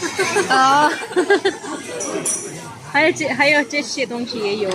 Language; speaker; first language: Chinese; non-native, learner; Urdu